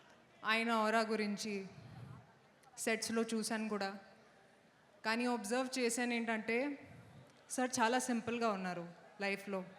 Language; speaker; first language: Telugu; non-native, local second language; Hindi